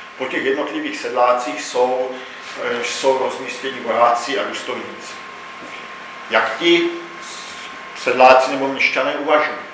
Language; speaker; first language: Czech; native; Czech